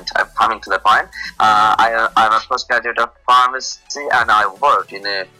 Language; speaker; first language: English; non-native, local second language; Bangla